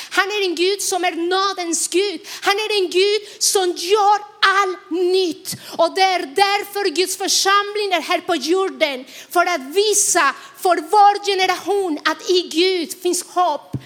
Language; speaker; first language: Swedish; non-native, fluent; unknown